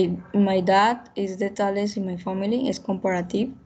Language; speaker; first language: English; non-native, learner; Spanish